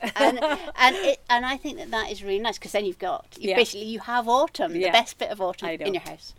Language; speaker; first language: English; native; English